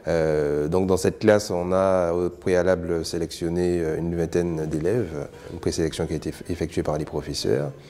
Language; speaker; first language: French; native; French